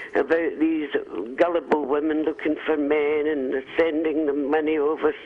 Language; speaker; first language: English; non-native, fluent; Finnish